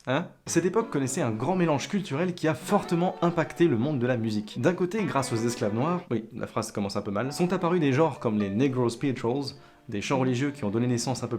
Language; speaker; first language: French; native; French